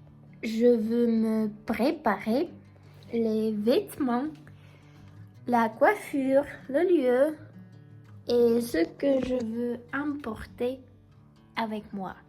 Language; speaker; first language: French; non-native, learner; Russian